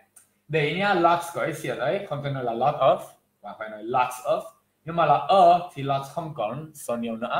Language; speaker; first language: Vietnamese; non-native, fluent; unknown